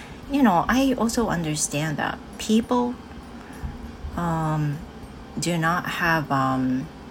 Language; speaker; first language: English; non-native, fluent; Japanese